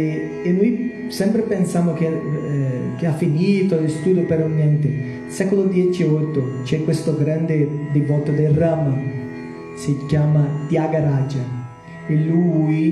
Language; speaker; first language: Italian; non-native, learner; Portuguese